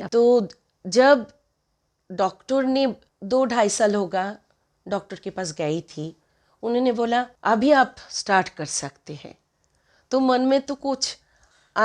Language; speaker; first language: Hindi; non-native, local second language; Bangla